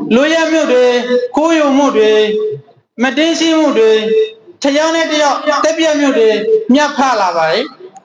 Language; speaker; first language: Burmese; non-native, local second language; Rohingya